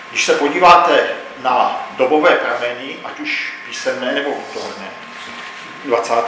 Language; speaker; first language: Czech; native; Czech